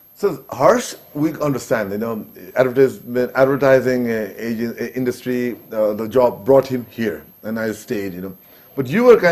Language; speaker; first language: English; non-native, local second language; Nepali